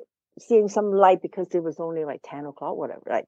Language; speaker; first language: English; non-native, local second language; Cantonese